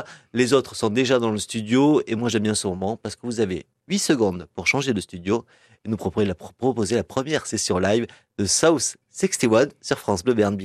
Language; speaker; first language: French; native; French